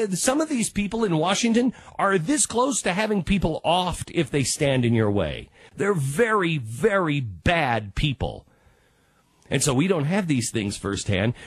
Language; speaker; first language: English; native; English